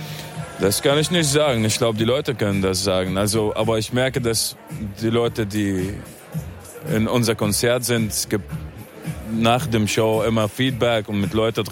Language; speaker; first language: German; non-native, fluent; Arabic